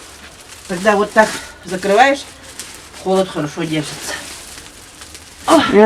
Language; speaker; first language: Russian; non-native, local second language; Yakut